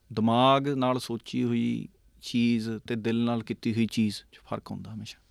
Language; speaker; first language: Punjabi; native; Punjabi